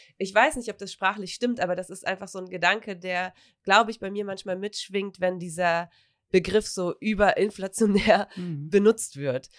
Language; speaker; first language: German; native; German